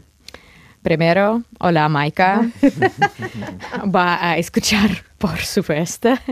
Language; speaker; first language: Spanish; non-native, fluent; Russian